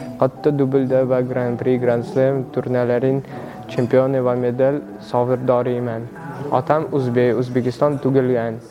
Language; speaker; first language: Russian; native; Russian